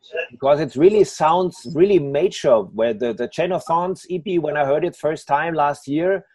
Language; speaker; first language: English; non-native, fluent; German